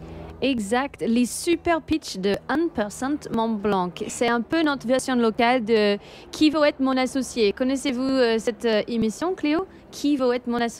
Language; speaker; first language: French; native; French